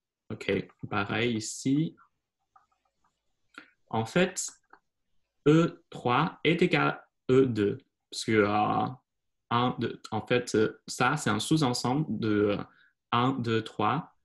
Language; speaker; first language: French; non-native, fluent; Chinese